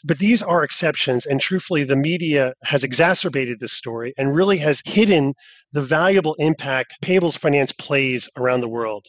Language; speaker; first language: English; native; English